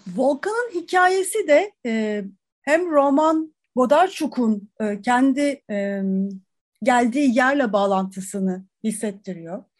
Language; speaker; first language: Turkish; native; Turkish